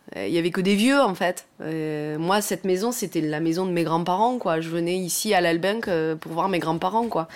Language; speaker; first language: French; native; French